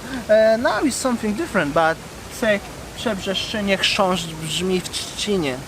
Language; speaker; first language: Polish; native; Polish